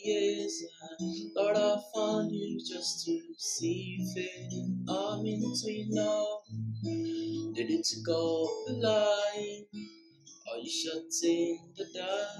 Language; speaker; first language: English; non-native, local second language; Igbo